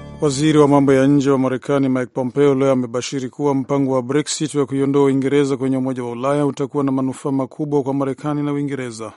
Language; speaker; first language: Swahili; non-native, local second language; Rundi